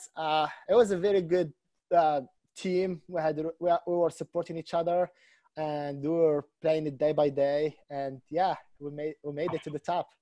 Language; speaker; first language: English; non-native, fluent; Arabic